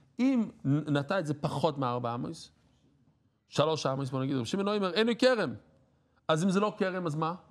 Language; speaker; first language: Hebrew; non-native, fluent; English